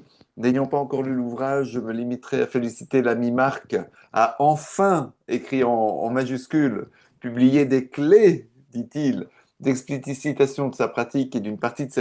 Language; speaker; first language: French; native; French